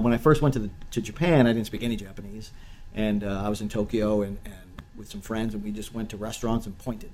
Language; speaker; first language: English; native; English